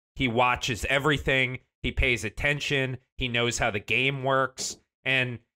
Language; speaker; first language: English; native; English